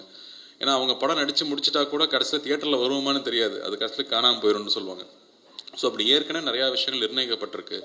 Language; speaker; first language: Tamil; native; Tamil